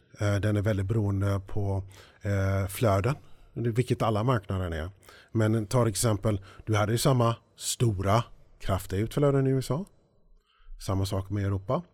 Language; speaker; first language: Swedish; early bilingual, heritage; English